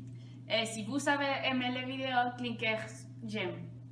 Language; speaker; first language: French; non-native, learner; Spanish